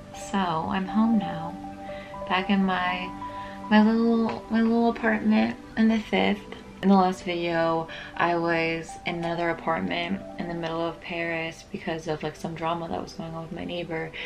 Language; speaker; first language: English; native; English